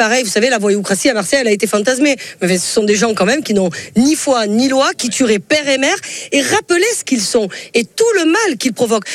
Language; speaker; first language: French; native; French